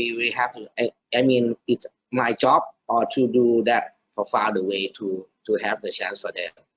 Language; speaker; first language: English; non-native, learner; Thai